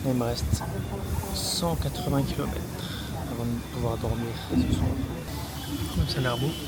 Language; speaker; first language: French; native; French